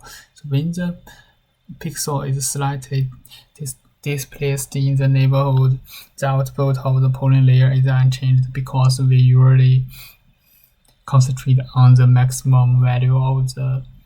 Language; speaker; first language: English; non-native, learner; Chinese